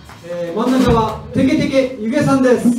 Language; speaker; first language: Japanese; native; Japanese